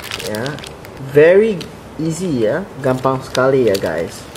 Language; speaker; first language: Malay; non-native, learner; English